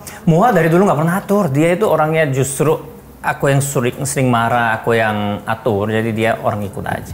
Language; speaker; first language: Indonesian; non-native, fluent; Korean